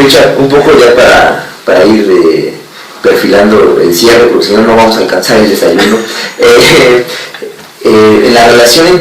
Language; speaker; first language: Spanish; native; Spanish